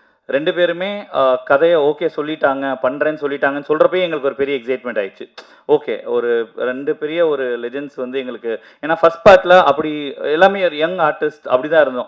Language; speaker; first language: Tamil; native; Tamil